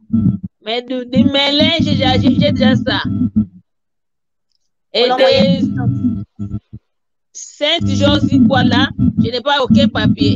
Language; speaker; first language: French; non-native, learner; Portuguese